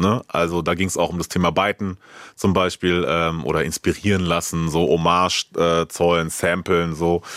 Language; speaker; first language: German; native; German